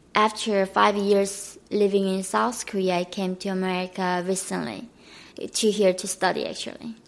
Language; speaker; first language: English; non-native, fluent; Korean